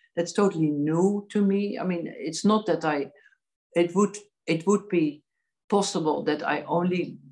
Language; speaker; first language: English; non-native, fluent; Dutch